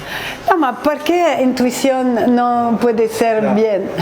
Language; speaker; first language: Spanish; non-native, learner; French